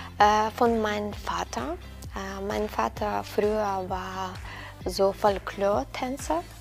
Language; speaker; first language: German; non-native, learner; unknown